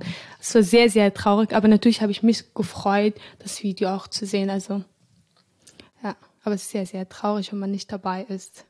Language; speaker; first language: German; non-native, fluent; Arabic